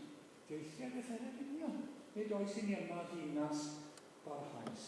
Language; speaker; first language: Welsh; native; Welsh